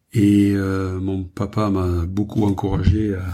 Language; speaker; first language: French; native; French